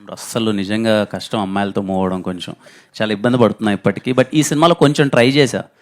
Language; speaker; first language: Telugu; native; Telugu